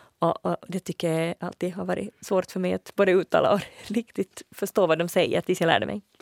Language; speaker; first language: Swedish; native; Swedish